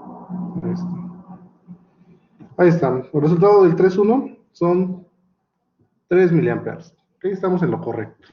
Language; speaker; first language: Spanish; native; Spanish